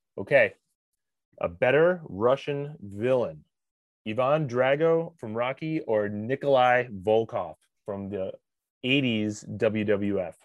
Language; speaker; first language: English; native; English